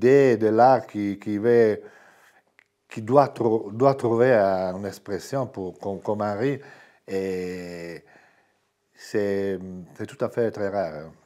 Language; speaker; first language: French; non-native, fluent; Italian